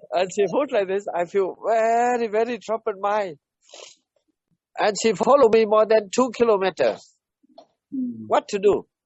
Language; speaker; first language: English; non-native, learner; Vietnamese